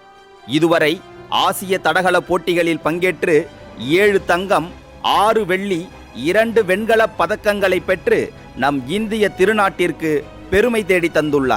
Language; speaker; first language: Tamil; native; Tamil